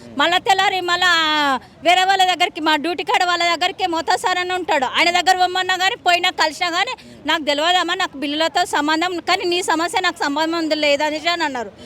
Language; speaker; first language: Telugu; native; Telugu